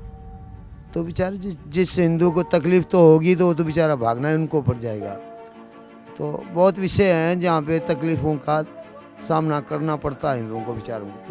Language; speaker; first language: Urdu; non-native, local second language; Sindhi